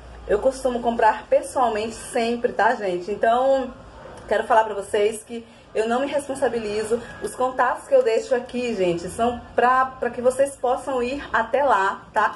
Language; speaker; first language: Portuguese; native; Portuguese